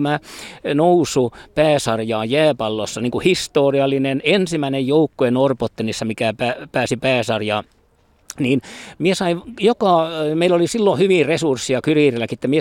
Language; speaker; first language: Finnish; early bilingual, heritage; Finnish